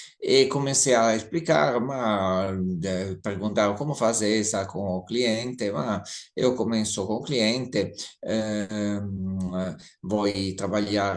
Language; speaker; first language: Portuguese; non-native, learner; Italian